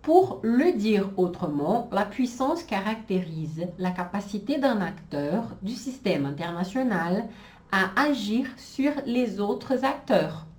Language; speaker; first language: French; non-native, fluent; Portuguese